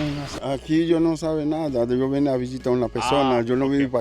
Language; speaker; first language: Spanish; non-native, learner; Haitian Creole